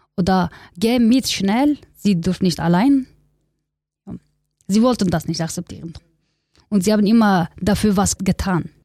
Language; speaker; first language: German; non-native, learner; Kurdish